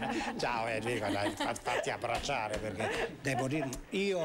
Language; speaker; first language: Italian; native; Italian